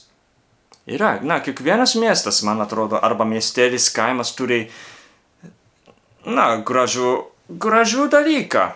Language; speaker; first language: Lithuanian; non-native, learner; Japanese